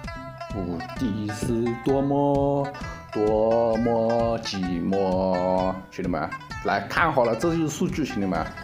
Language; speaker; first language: Chinese; native; Chinese